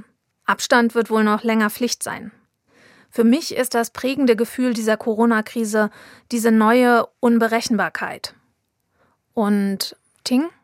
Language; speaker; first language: German; native; German